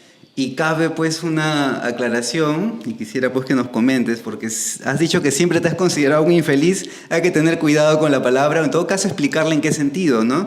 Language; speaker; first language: Spanish; native; Spanish